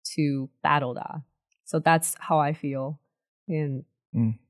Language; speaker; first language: English; early bilingual, other home language; Chinese